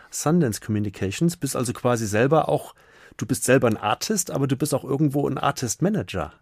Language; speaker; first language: German; native; German